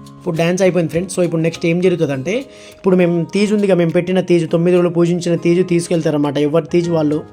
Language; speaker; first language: Telugu; non-native, local second language; Lambadi